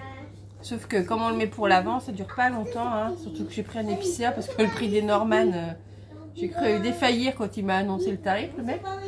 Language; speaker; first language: French; native; French